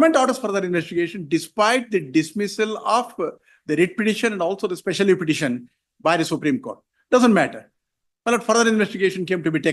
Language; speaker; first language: English; non-native, local second language; Kannada